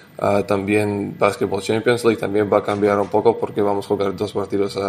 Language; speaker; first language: Spanish; non-native, learner; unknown